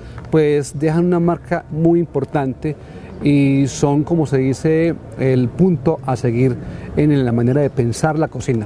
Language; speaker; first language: Spanish; native; Spanish